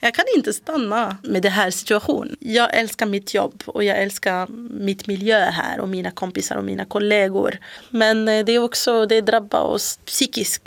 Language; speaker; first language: Swedish; non-native, local second language; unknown